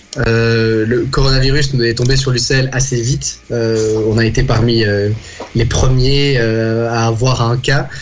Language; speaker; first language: French; native; French